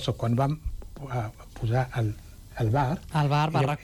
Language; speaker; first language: Catalan; non-native, fluent; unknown